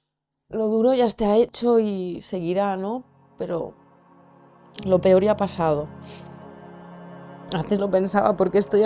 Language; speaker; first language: Spanish; non-native, local second language; Catalan